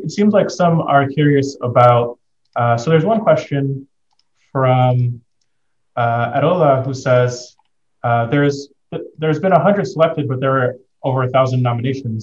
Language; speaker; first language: English; native; English